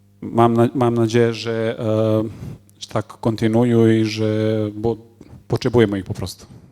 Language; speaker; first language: Polish; non-native, fluent; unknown